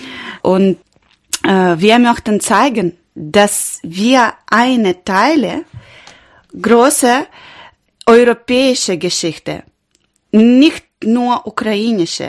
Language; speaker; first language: German; non-native, learner; Ukrainian